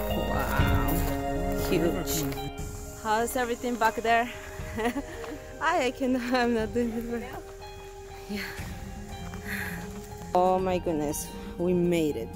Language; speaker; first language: English; non-native, fluent; Spanish